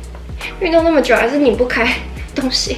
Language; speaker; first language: Chinese; native; Chinese